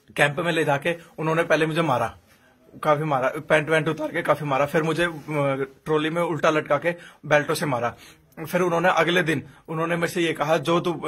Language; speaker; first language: Hindi; native; Hindi